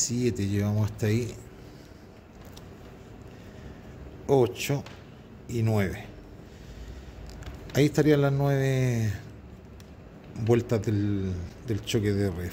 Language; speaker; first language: Spanish; native; Spanish